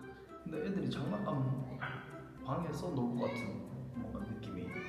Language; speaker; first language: Korean; native; Korean